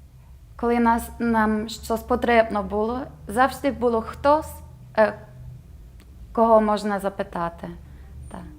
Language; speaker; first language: Ukrainian; non-native, fluent; German